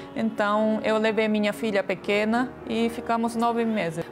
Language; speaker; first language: Portuguese; non-native, fluent; Japanese